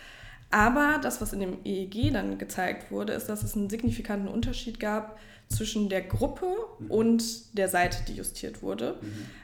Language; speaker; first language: German; native; German